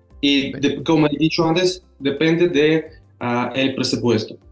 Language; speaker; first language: Spanish; non-native, learner; Russian